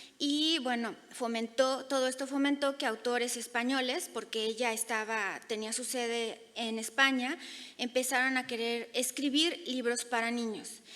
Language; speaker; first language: Spanish; native; Spanish